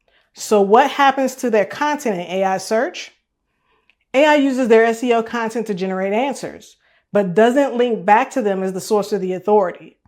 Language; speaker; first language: English; native; English